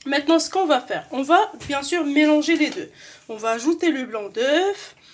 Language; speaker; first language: French; non-native, local second language; Arabic